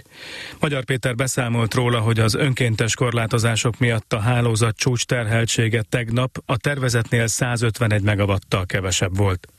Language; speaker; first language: Hungarian; native; Hungarian